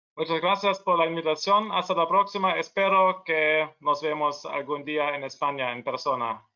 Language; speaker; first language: Spanish; non-native, learner; German